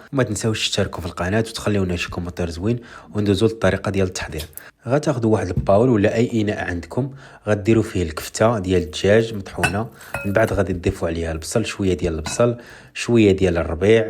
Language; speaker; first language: Arabic; native; Arabic